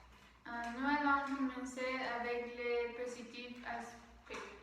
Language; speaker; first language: French; non-native, learner; Spanish